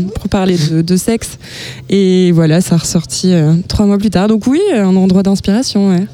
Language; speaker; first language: French; native; French